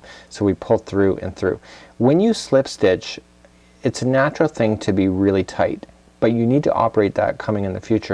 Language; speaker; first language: English; native; English